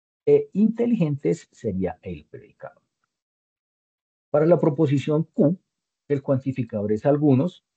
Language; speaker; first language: Spanish; native; Spanish